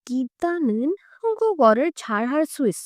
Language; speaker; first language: Korean; non-native, learner; Hindi